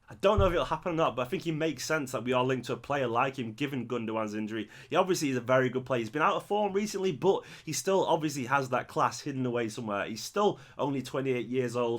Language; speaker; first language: English; native; English